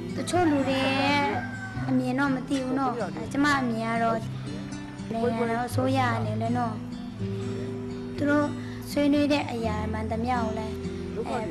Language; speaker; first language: Burmese; non-native, local second language; Kachin